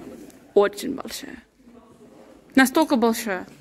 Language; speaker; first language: Russian; non-native, learner; English